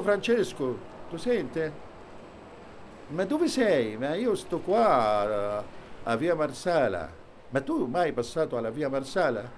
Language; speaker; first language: Italian; non-native, learner; Arabic